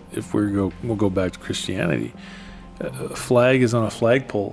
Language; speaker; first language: English; native; English